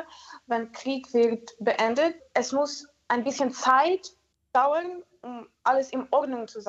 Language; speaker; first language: German; non-native, learner; Ukrainian